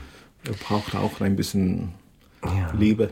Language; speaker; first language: German; non-native, fluent; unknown